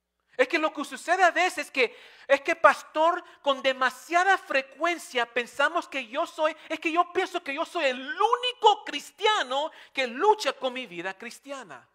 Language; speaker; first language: Spanish; non-native, fluent; English